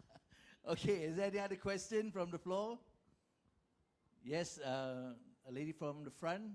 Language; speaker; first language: English; non-native, local second language; Malay